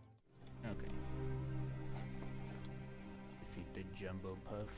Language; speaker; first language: English; native; English